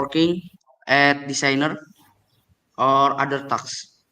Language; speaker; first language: English; non-native, learner; Indonesian